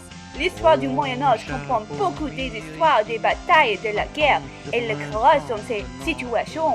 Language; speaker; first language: French; non-native, learner; English